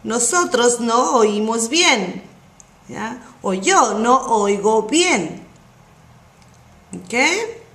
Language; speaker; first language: Spanish; non-native, fluent; English